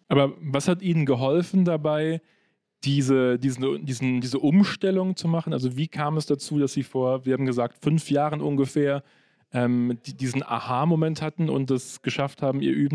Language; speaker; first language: German; native; German